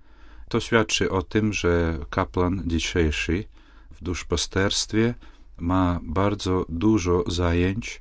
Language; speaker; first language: Polish; non-native, fluent; Latvian